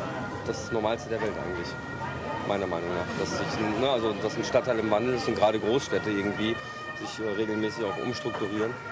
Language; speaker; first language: German; native; German